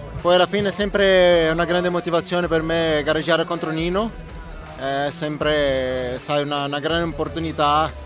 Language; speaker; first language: Italian; non-native, fluent; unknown